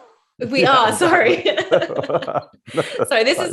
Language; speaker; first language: English; native; English